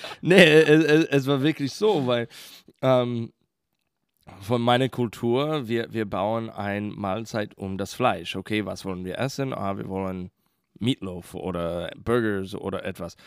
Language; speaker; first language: German; non-native, fluent; English